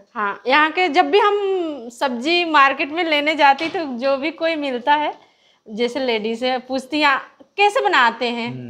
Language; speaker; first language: Hindi; native; Hindi